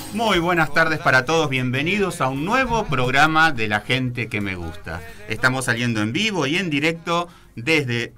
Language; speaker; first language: Spanish; native; Spanish